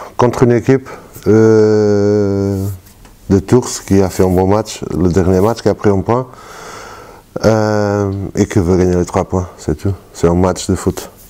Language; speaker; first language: French; non-native, fluent; Portuguese